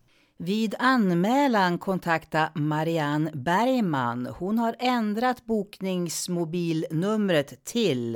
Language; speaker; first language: Swedish; native; Swedish